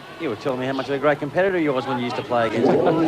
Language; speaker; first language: English; native; English